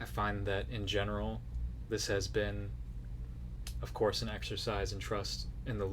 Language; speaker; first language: English; native; English